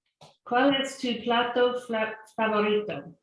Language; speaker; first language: Spanish; non-native, learner; English